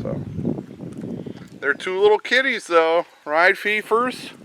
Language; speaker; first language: English; native; English